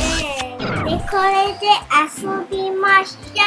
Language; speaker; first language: Japanese; early bilingual, heritage; Japanese